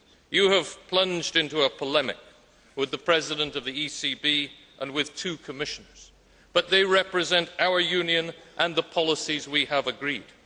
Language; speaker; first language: English; native; English